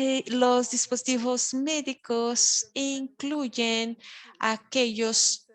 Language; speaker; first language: Spanish; non-native, fluent; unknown